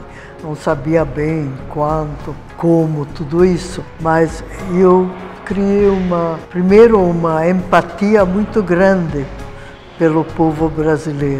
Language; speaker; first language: Portuguese; non-native, fluent; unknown